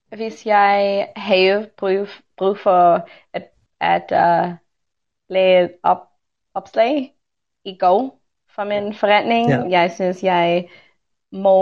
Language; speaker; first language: Norwegian; non-native, learner; English